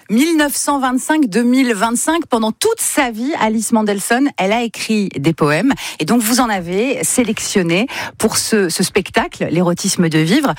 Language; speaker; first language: French; native; French